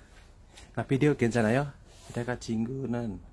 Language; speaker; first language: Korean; non-native, learner; Indonesian